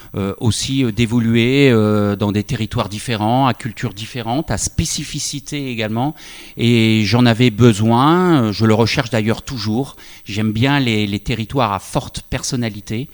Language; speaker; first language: French; native; French